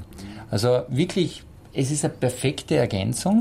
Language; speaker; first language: German; native; German